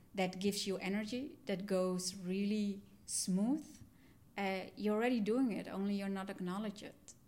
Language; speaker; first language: English; non-native, fluent; Dutch